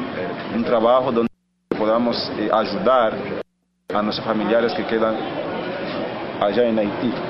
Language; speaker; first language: Spanish; non-native, fluent; Haitian Creole